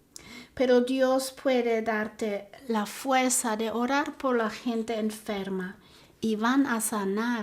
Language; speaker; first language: Spanish; non-native, fluent; German